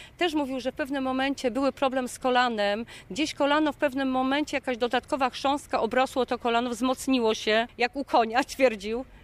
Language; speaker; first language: Polish; native; Polish